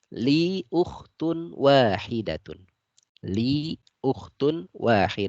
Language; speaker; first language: Arabic; non-native, fluent; Indonesian